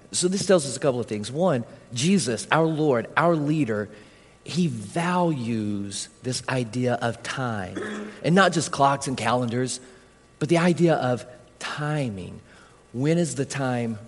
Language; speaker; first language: English; native; English